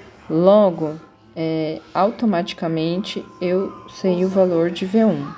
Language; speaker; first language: Portuguese; native; Portuguese